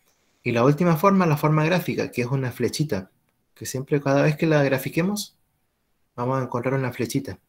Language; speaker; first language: Spanish; native; Spanish